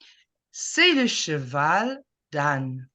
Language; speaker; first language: French; non-native, fluent; English